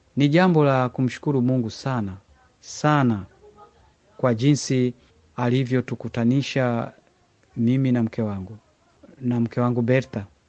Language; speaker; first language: Swahili; native; Swahili